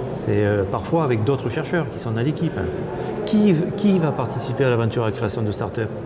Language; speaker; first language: French; native; French